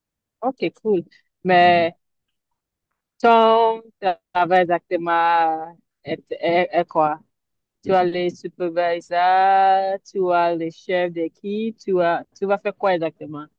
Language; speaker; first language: French; non-native, learner; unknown